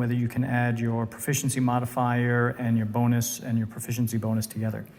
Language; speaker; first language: English; native; English